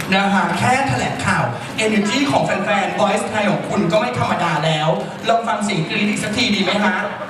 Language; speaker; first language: Thai; native; Thai